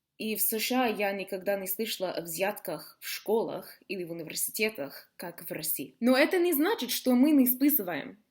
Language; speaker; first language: Russian; non-native, fluent; English